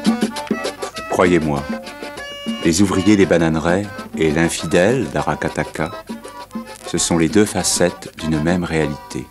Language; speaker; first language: French; native; French